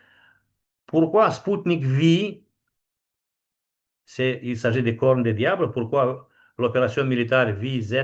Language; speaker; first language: French; non-native, fluent; Romanian